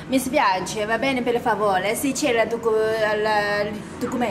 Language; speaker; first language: Italian; non-native, learner; Chinese